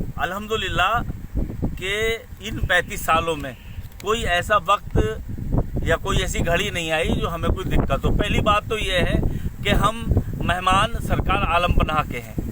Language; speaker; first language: Urdu; native; Urdu